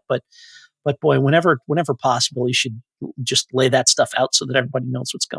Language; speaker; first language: English; native; English